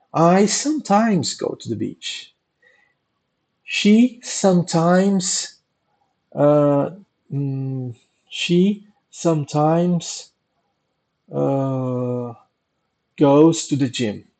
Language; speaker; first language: English; non-native, fluent; Portuguese